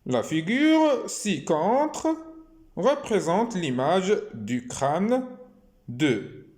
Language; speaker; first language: French; non-native, local second language; Arabic